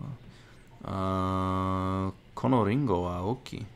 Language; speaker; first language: Japanese; non-native, learner; English